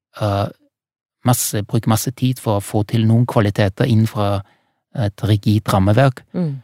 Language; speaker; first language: Norwegian; non-native, fluent; German